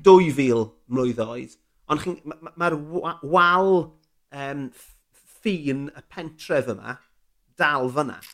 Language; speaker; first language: Welsh; native; Welsh